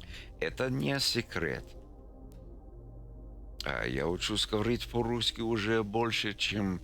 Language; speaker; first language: Russian; non-native, learner; English